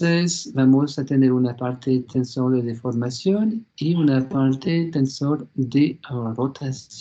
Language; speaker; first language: Spanish; non-native, fluent; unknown